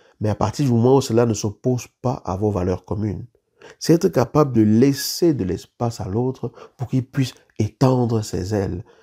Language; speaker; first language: French; native; French